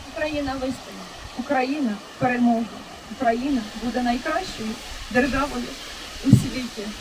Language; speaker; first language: Ukrainian; native; Ukrainian